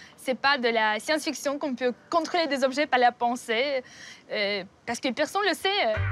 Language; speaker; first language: French; non-native, fluent; Ukrainian